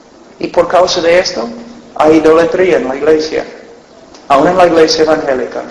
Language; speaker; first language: Spanish; non-native, fluent; English